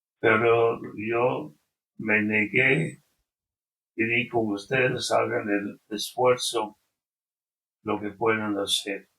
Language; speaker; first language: Spanish; non-native, fluent; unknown